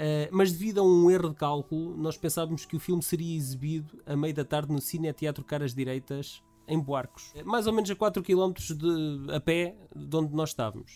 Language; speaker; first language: Portuguese; native; Portuguese